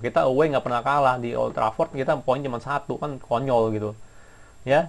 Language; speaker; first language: Indonesian; native; Indonesian